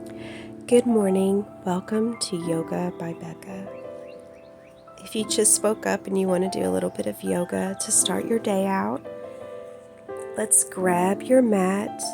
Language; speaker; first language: English; native; English